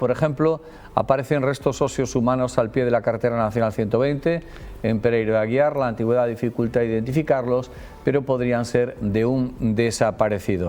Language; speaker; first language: Spanish; native; Spanish